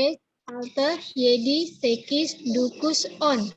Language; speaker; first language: Turkish; non-native, learner; Indonesian